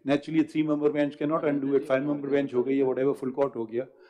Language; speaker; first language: English; non-native, local second language; Urdu